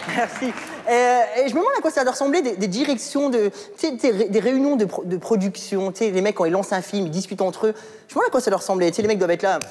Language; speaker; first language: French; early bilingual, other home language; Arabic